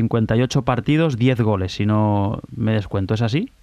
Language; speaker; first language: Spanish; native; Spanish